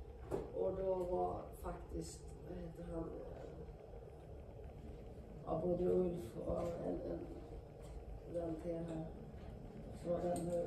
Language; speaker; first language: Swedish; native; Swedish